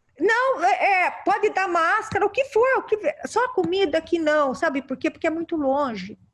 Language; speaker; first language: Portuguese; native; Portuguese